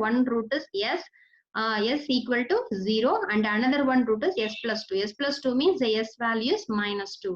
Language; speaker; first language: English; non-native, local second language; Tamil